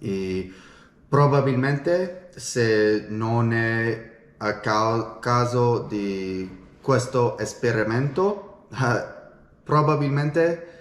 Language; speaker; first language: Italian; non-native, learner; English